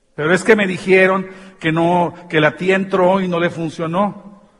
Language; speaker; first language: Spanish; native; Spanish